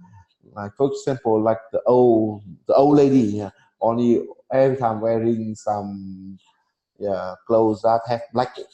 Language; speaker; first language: English; non-native, learner; Vietnamese